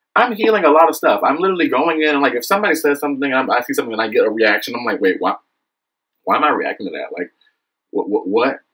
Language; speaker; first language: English; native; English